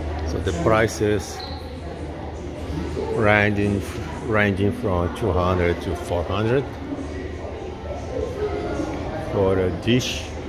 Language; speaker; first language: English; non-native, fluent; Portuguese